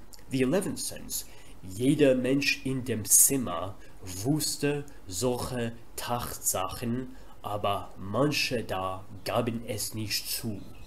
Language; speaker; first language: German; non-native, fluent; English